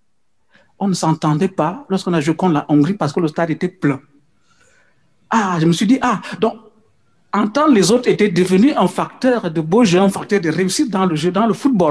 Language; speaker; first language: French; native; French